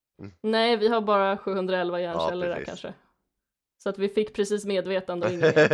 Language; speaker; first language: Swedish; native; Swedish